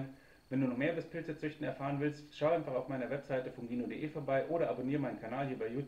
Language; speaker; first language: German; native; German